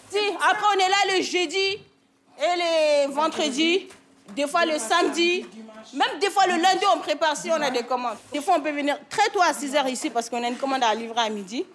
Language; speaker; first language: French; native; French